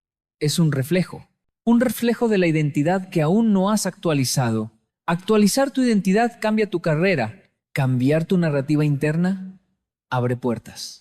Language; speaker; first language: Spanish; native; Spanish